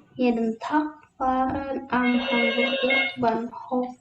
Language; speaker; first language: German; non-native, learner; Indonesian